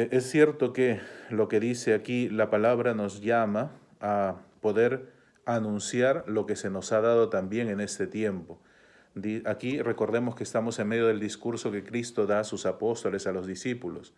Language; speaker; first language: Spanish; native; Spanish